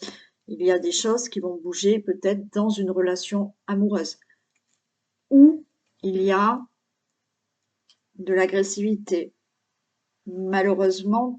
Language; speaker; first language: French; native; French